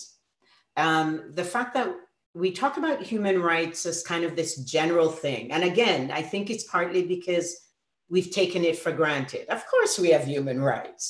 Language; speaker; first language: English; native; English